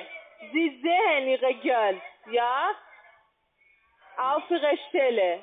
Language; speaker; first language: German; non-native, learner; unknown